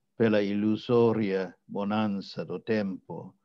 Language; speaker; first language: Portuguese; non-native, fluent; English